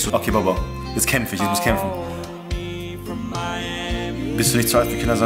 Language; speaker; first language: German; native; German